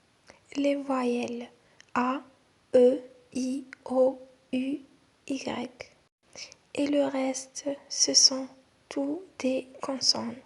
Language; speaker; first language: French; non-native, local second language; Arabic